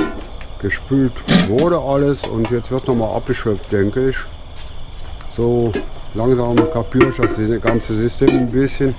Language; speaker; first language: German; native; German